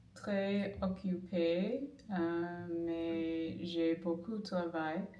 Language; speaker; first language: French; non-native, learner; English